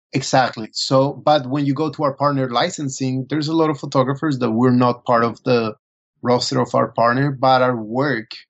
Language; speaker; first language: English; non-native, fluent; Spanish